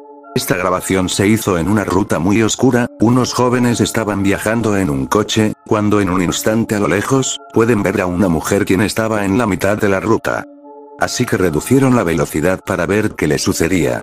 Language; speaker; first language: Spanish; native; Spanish